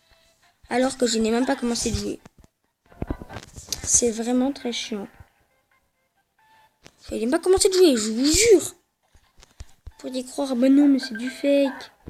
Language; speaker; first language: French; native; French